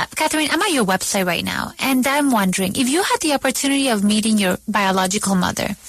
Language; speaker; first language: English; non-native, fluent; Spanish